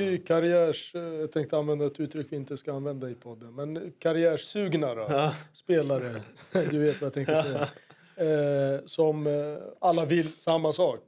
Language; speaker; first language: Swedish; native; Swedish